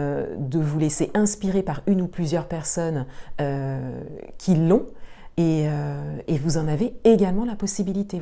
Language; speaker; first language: French; native; French